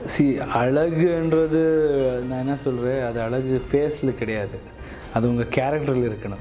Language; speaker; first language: Tamil; non-native, learner; Kannada